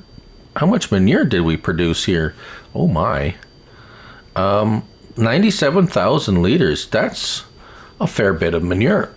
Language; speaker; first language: English; native; English